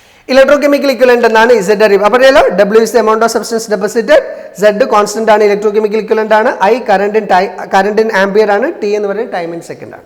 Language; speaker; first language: Malayalam; native; Malayalam